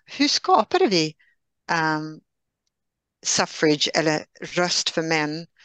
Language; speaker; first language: Swedish; non-native, fluent; English